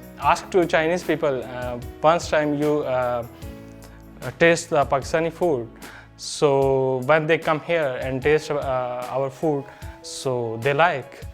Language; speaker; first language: English; non-native, learner; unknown